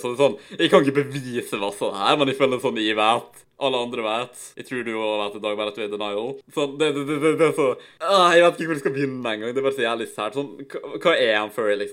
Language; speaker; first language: Norwegian; native; Norwegian